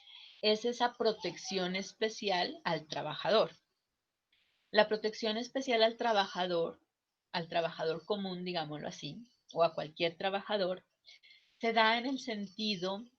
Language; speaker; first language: Spanish; native; Spanish